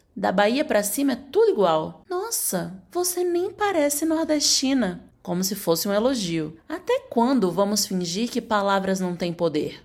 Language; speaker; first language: Portuguese; native; Portuguese